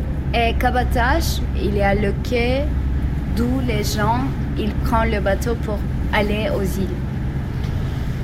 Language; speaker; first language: French; non-native, fluent; Turkish